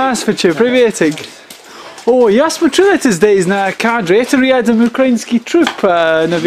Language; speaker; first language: Russian; non-native, learner; English